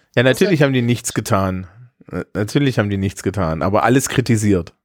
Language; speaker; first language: German; native; German